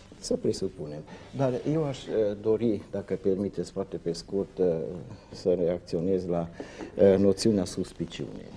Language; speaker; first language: Romanian; non-native, local second language; Hungarian